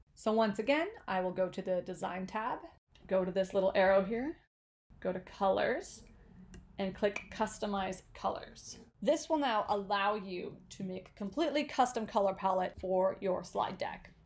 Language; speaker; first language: English; native; English